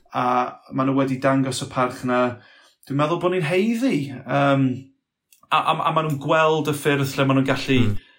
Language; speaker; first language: Welsh; non-native, local second language; English